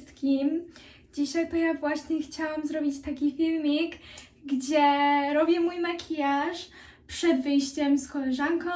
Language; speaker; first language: Polish; early bilingual, heritage; Polish